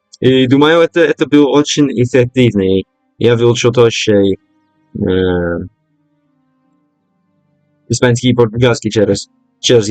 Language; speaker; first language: Russian; non-native, learner; English